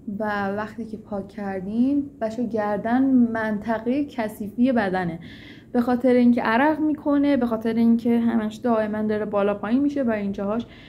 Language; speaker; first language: Persian; native; Persian